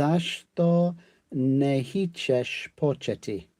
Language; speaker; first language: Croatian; non-native, learner; English